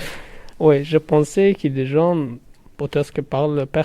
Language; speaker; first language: French; non-native, learner; Persian